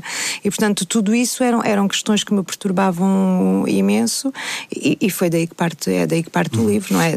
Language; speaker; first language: Portuguese; native; Portuguese